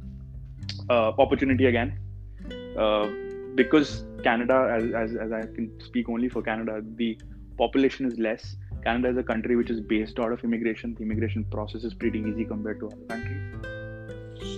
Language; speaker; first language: English; non-native, local second language; Hindi